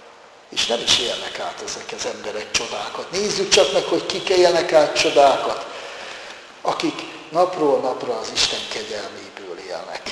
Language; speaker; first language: Hungarian; native; Hungarian